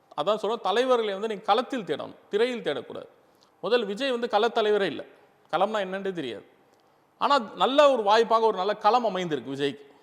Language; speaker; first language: Tamil; non-native, local second language; Urdu